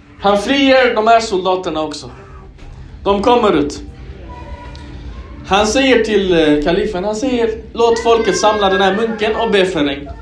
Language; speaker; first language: Swedish; early bilingual, other home language; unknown